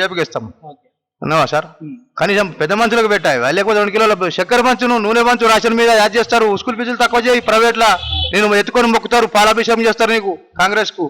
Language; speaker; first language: Telugu; native; Telugu